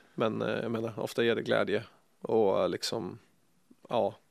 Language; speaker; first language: Swedish; native; Swedish